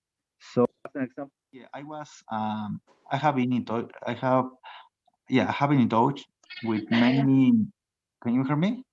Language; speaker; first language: English; non-native, fluent; Spanish